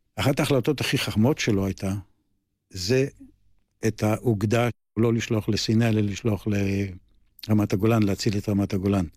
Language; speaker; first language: Hebrew; native; Hebrew